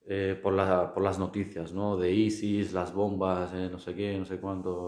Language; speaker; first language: Spanish; non-native, fluent; Arabic